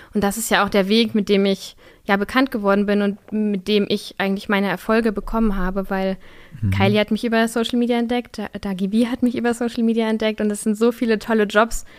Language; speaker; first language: German; native; German